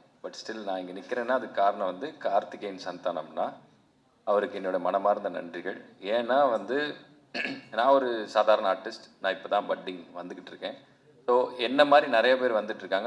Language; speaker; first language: Tamil; native; Tamil